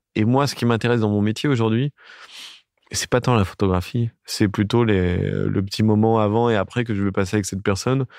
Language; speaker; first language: French; native; French